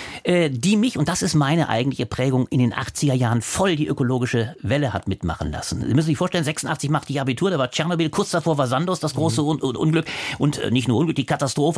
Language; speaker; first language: German; native; German